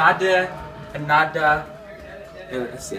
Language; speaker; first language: Spanish; non-native, learner; English